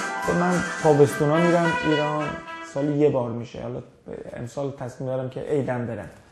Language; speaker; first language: Persian; native; Persian